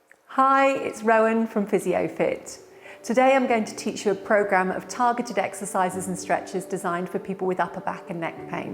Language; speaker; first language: English; native; English